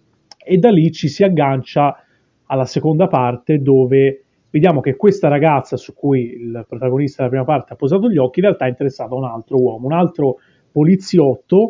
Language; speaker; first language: Italian; native; Italian